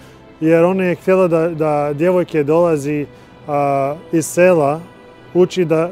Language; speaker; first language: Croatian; non-native, learner; English